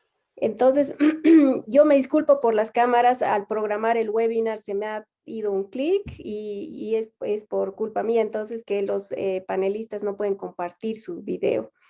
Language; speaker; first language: Spanish; native; Spanish